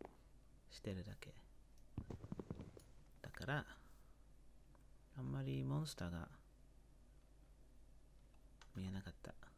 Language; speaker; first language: Japanese; non-native, learner; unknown